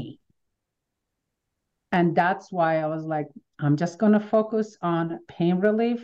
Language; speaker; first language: English; non-native, fluent; Armenian